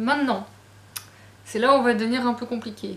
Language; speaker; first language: French; native; French